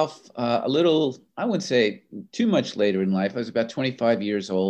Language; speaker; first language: English; native; English